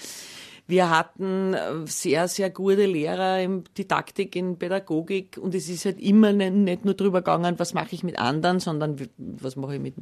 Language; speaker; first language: German; native; German